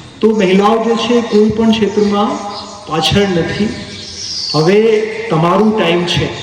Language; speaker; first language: Gujarati; non-native, local second language; Hindi